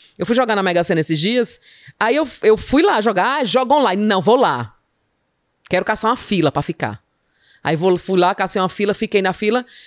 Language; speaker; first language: Portuguese; native; Portuguese